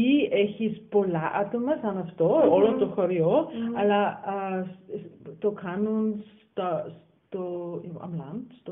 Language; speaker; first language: Greek; non-native, learner; German